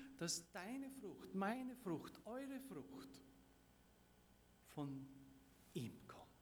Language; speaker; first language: German; native; German